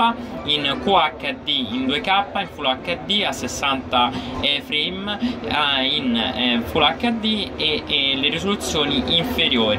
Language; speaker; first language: Italian; native; Italian